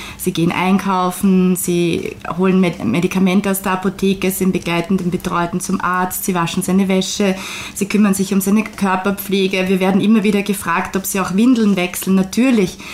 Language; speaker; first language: German; non-native, fluent; Hungarian